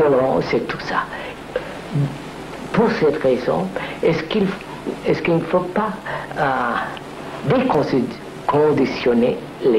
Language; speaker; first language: French; non-native, fluent; Telugu